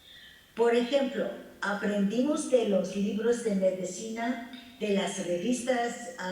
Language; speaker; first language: Spanish; non-native, fluent; English